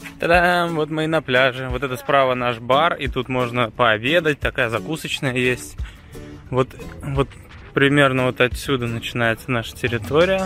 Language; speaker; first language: Russian; native; Russian